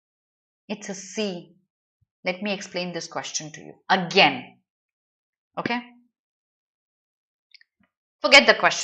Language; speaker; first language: English; non-native, local second language; Hindi